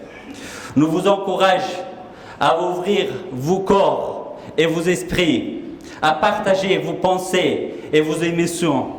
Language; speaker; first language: French; non-native, fluent; Persian